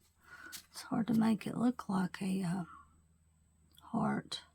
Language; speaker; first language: English; native; English